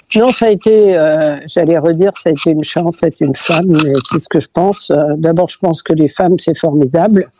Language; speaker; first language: French; early bilingual, other home language; Catalan